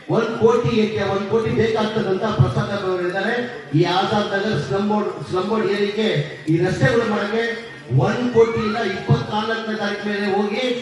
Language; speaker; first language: Kannada; non-native, local second language; Urdu